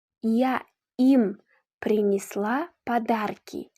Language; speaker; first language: Russian; non-native, fluent; Uzbek